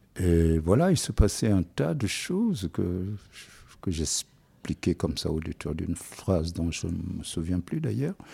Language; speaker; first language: French; non-native, local second language; Wolof